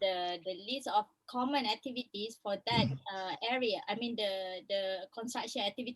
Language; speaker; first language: English; non-native, local second language; Malay